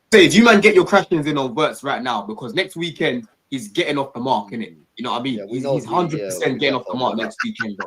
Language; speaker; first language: English; native; English